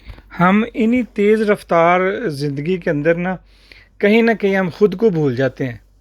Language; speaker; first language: Urdu; native; Urdu